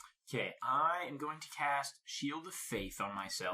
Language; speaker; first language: English; native; English